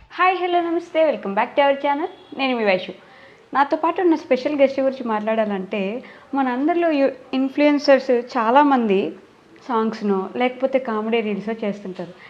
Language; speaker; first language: Telugu; native; Telugu